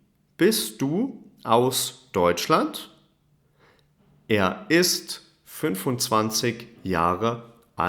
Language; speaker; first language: German; non-native, fluent; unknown